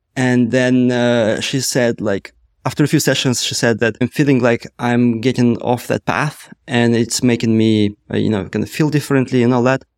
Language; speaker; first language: English; non-native, fluent; Russian